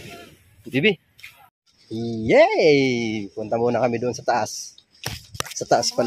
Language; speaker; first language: Filipino; native; Filipino